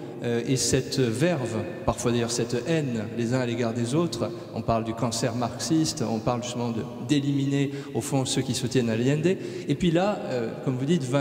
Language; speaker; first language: French; native; French